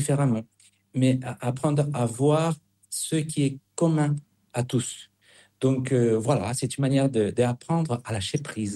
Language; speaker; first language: French; non-native, fluent; Spanish